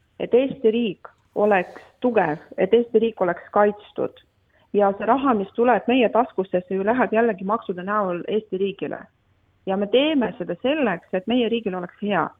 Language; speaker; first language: Estonian; non-native, local second language; Russian